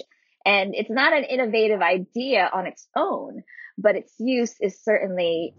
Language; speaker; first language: English; non-native, local second language; Filipino